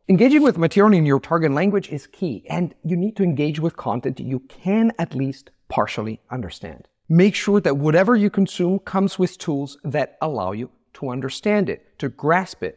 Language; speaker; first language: English; non-native, fluent; Italian